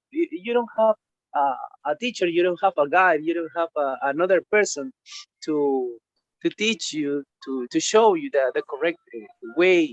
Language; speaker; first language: English; non-native, learner; Spanish